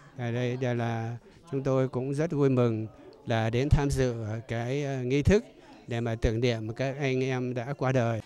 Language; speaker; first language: Vietnamese; native; Vietnamese